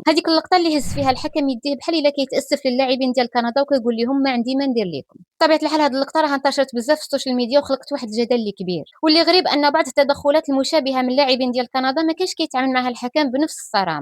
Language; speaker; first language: Arabic; native; Arabic